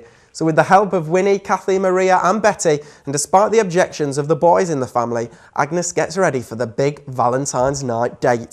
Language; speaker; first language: English; native; English